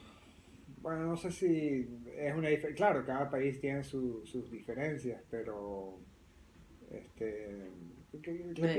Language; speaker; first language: Spanish; early bilingual, other home language; French